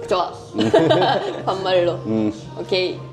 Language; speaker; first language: Korean; non-native, fluent; Japanese